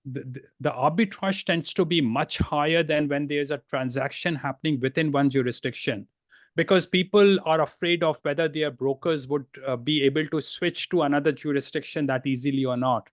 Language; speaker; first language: English; non-native, fluent; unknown